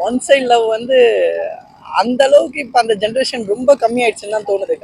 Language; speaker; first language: Tamil; native; Tamil